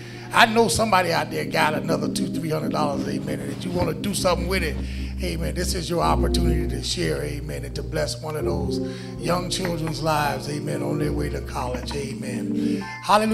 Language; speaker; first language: English; native; English